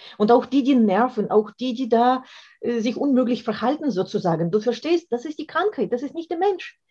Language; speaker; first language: German; non-native, fluent; Russian